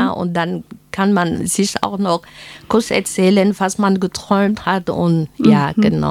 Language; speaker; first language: German; non-native, fluent; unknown